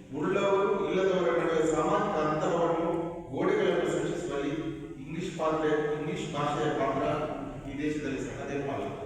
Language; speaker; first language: Kannada; non-native, local second language; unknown